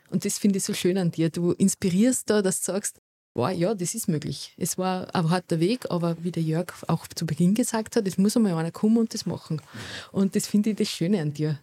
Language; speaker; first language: German; native; German